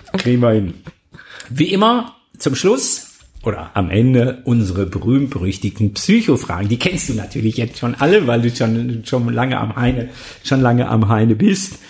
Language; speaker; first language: German; native; German